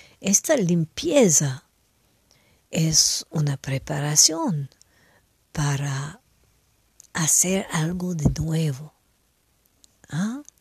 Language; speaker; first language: Spanish; non-native, fluent; French